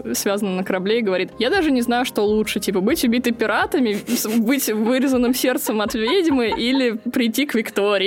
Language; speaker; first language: Russian; native; Russian